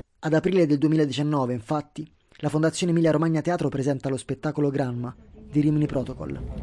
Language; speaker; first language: Italian; native; Italian